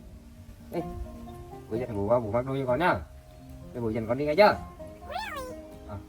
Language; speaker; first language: Vietnamese; native; Vietnamese